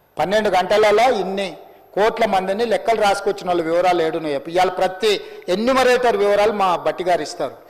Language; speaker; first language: Telugu; native; Telugu